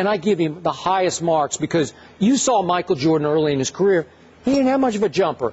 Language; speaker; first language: English; native; English